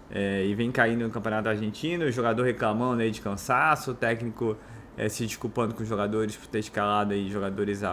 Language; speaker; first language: Portuguese; native; Portuguese